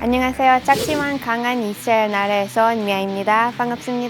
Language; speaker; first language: Korean; non-native, fluent; Hebrew